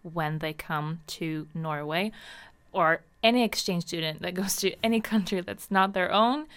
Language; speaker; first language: English; non-native, fluent; Norwegian